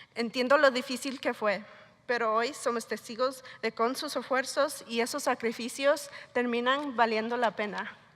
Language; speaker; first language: Spanish; early bilingual, heritage; Spanish